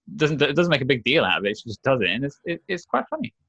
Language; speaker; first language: English; native; English